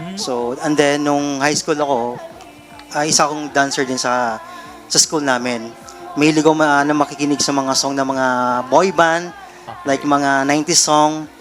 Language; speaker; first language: Filipino; non-native, local second language; Cebuano